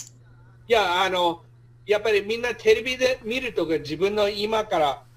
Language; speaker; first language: Japanese; non-native, fluent; English